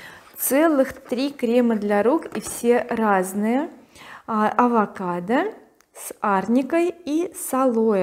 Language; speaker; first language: Russian; native; Russian